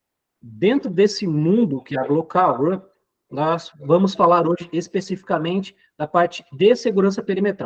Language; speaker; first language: Portuguese; native; Portuguese